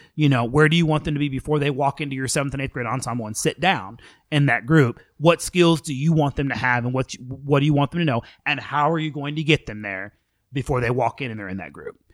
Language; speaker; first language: English; native; English